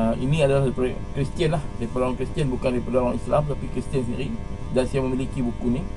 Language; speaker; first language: Malay; native; Malay